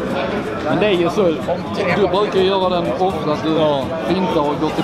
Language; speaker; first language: Swedish; native; Swedish